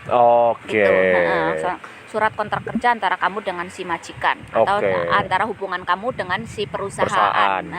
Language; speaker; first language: Indonesian; native; Indonesian